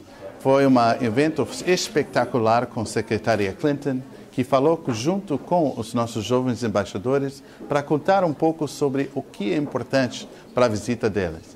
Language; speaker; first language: Portuguese; non-native, fluent; English